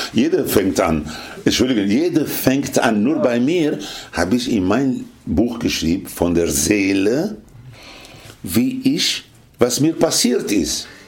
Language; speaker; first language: German; non-native, fluent; Spanish